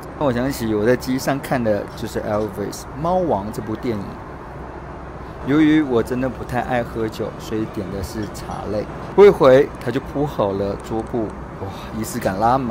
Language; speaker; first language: Chinese; native; Chinese